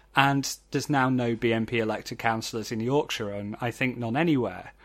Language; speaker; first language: English; native; English